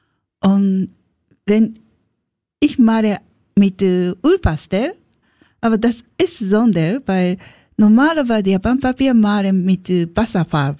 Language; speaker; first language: German; non-native, learner; Japanese